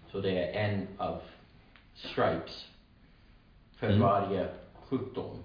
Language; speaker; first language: Swedish; non-native, learner; English